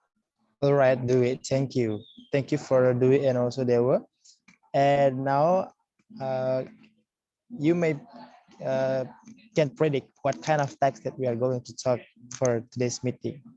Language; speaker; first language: English; non-native, learner; Indonesian